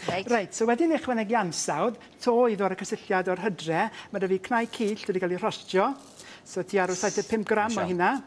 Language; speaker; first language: Welsh; native; Welsh